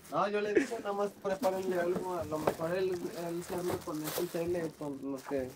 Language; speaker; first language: Spanish; native; Spanish